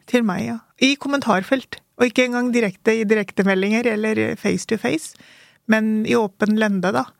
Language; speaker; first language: Norwegian; early bilingual, other home language; Urdu